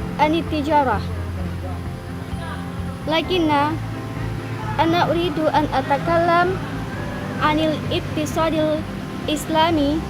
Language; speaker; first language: Arabic; non-native, learner; Indonesian